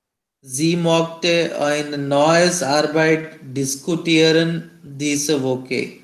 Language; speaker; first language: German; non-native, learner; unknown